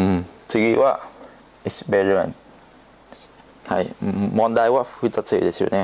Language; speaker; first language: Japanese; non-native, learner; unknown